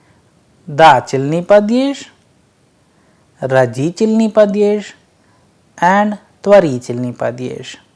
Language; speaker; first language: Russian; non-native, fluent; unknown